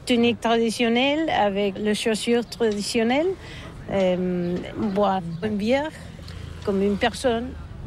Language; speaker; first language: French; non-native, learner; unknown